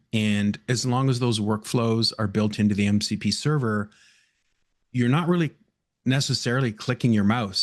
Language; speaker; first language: English; native; English